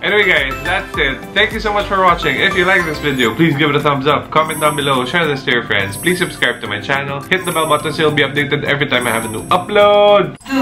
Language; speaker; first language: English; non-native, local second language; Filipino